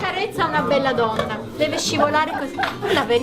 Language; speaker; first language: Italian; native; Italian